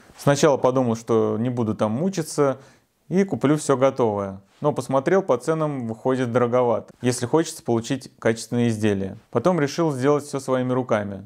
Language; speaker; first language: Russian; native; Russian